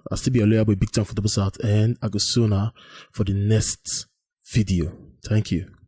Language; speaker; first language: Nigerian Pidgin; native; Nigerian Pidgin